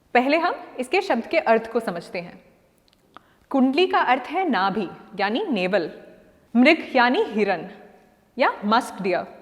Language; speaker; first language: Hindi; non-native, local second language; Malayalam